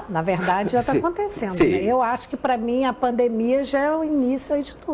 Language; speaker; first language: Portuguese; native; Portuguese